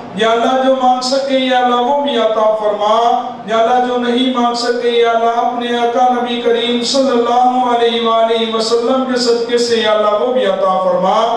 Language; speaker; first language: Urdu; non-native, local second language; Punjabi